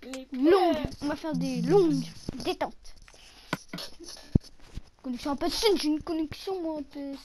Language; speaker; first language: French; native; French